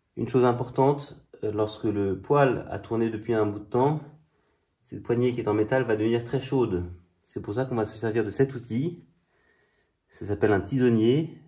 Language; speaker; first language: French; native; French